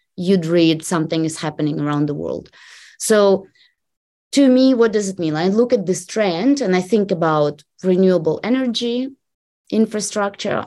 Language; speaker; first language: English; non-native, fluent; Russian